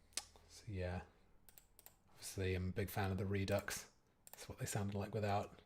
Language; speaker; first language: English; native; English